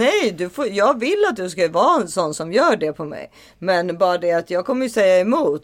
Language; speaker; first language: Swedish; native; Swedish